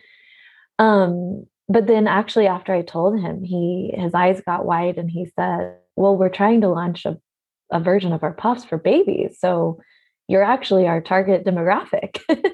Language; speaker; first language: English; native; English